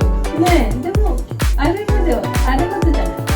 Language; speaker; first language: Japanese; non-native, fluent; Filipino